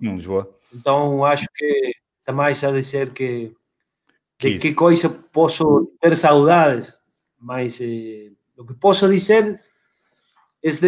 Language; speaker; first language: Portuguese; non-native, fluent; Spanish